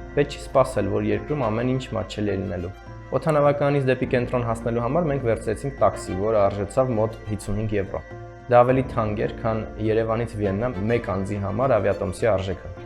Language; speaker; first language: Armenian; native; Armenian